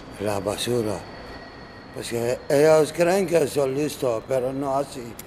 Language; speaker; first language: Spanish; non-native, learner; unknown